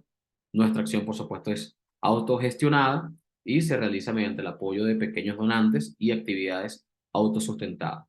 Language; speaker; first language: Spanish; native; Spanish